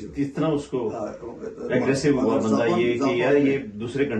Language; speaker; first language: Hindi; native; Hindi